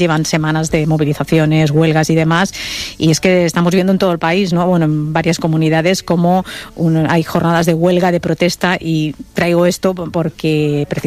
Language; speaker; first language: Spanish; native; Spanish